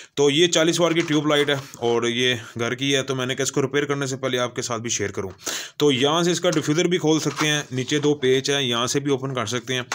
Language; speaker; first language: Urdu; non-native, local second language; Punjabi